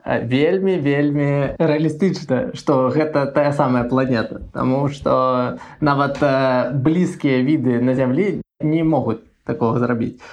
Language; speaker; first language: Belarusian; non-native, local second language; Russian